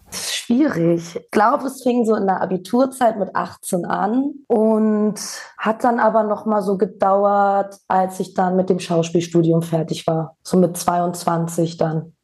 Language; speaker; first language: German; early bilingual, other home language; Bosnian